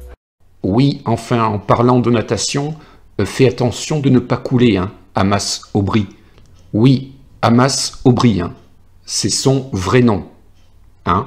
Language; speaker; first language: French; native; French